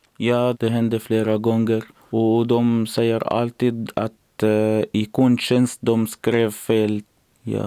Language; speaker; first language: Swedish; non-native, learner; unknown